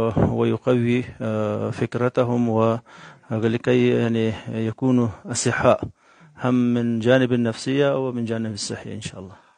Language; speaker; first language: Arabic; non-native, fluent; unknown